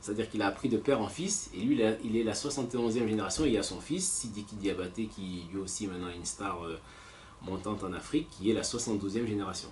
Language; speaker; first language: French; native; French